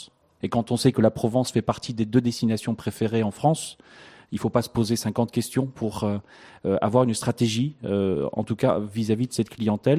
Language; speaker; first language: French; native; French